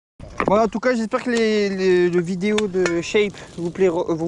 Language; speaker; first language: French; native; French